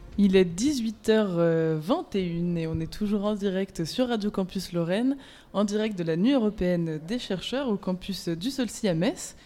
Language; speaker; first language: French; native; French